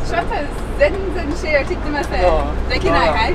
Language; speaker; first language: Japanese; non-native, learner; English